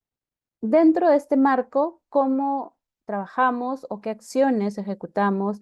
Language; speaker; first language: Spanish; native; Spanish